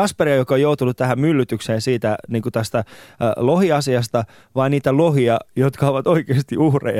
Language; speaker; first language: Finnish; early bilingual, other home language; Persian